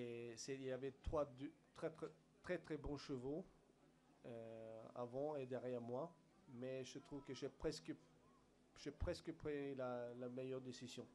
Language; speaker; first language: French; non-native, fluent; Swedish